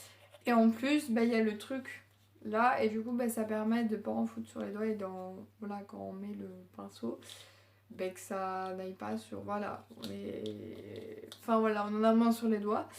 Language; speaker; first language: French; native; French